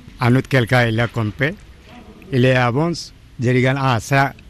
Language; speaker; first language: French; non-native, learner; Bangla